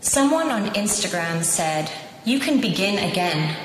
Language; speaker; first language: English; native; English